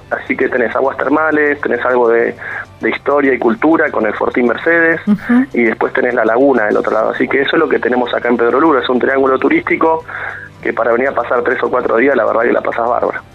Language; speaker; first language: Spanish; native; Spanish